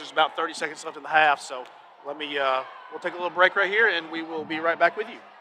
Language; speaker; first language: English; native; English